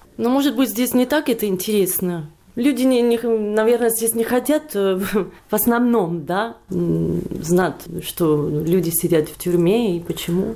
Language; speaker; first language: Russian; non-native, fluent; Catalan